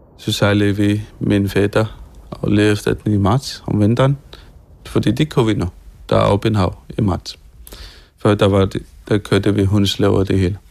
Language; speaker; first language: Danish; non-native, local second language; Kalaallisut